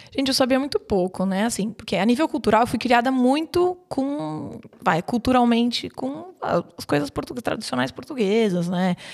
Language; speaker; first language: Portuguese; native; Portuguese